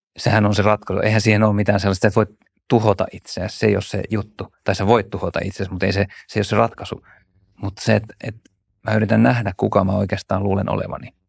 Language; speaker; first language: Finnish; native; Finnish